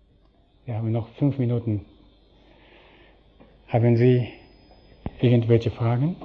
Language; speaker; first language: German; non-native, fluent; Japanese